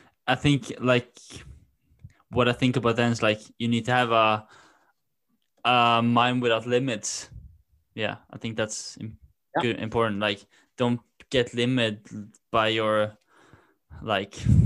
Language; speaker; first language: English; non-native, fluent; Norwegian